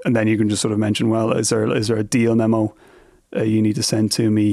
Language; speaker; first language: English; native; English